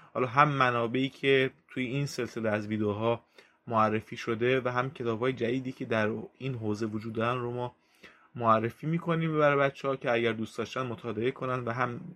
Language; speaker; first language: Persian; native; Persian